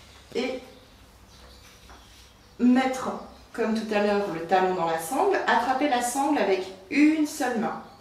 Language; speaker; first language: French; native; French